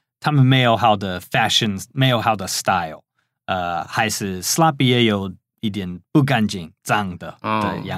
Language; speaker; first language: Chinese; non-native, fluent; English